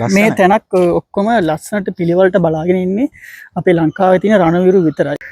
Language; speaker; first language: Sinhala; non-native, local second language; Tamil